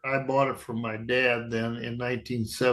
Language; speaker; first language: English; native; English